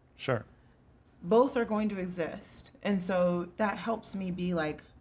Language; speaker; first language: English; native; English